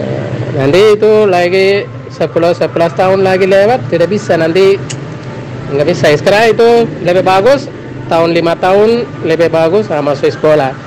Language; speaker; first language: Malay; non-native, learner; Tamil